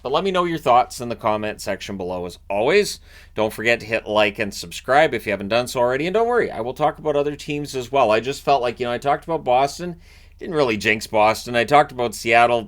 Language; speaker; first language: English; native; English